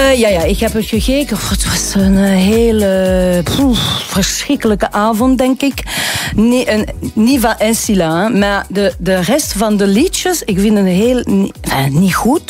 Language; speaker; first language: Dutch; non-native, local second language; French